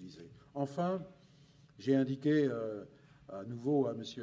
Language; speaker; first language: French; native; French